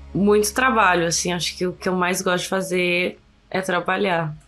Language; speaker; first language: Portuguese; native; Portuguese